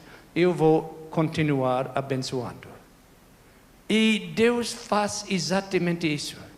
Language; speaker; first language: Portuguese; non-native, fluent; English